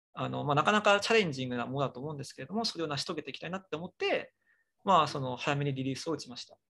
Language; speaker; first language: Japanese; native; Japanese